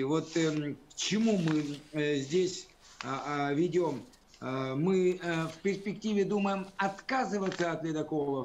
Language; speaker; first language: Russian; native; Russian